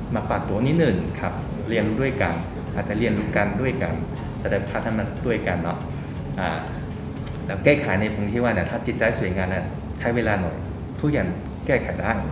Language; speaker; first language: Thai; non-native, learner; Chinese